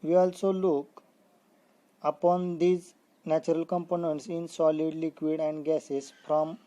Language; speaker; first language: English; non-native, local second language; Marathi